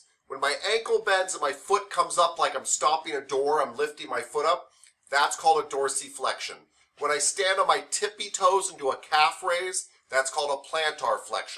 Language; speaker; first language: English; native; English